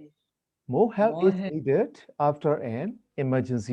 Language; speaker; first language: English; non-native, fluent; Burmese